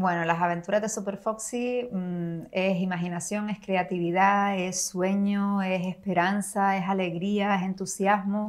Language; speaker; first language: Spanish; native; Spanish